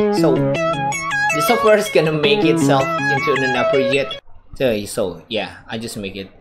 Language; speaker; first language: English; non-native, fluent; Indonesian